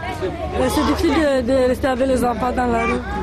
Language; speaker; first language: French; non-native, learner; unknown